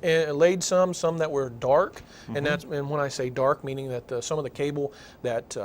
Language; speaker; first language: English; native; English